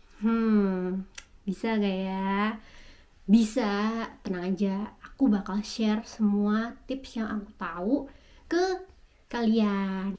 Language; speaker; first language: Indonesian; native; Indonesian